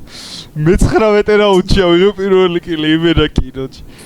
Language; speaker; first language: Georgian; native; Georgian